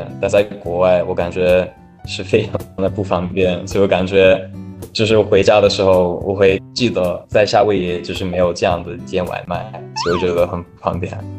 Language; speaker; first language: Chinese; non-native, fluent; English